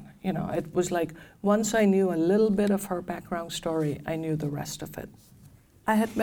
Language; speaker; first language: English; non-native, local second language; Gujarati